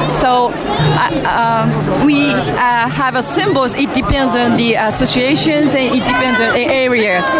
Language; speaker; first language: English; non-native, learner; Japanese